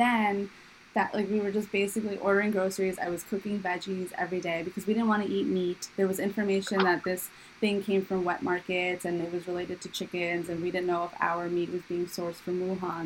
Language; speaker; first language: English; native; English